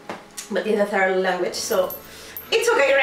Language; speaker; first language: English; non-native, learner; Spanish